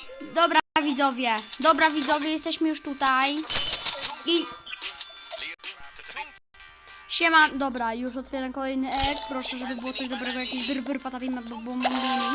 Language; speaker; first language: Polish; native; Polish